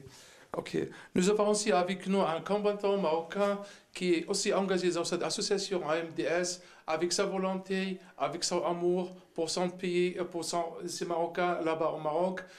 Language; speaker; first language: French; non-native, local second language; Arabic